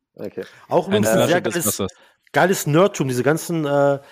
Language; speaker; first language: German; native; German